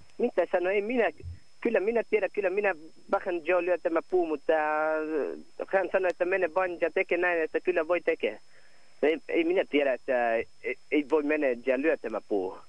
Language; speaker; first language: Finnish; non-native, learner; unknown